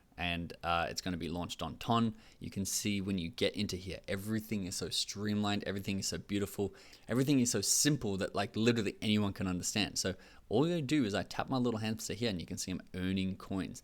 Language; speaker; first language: English; native; English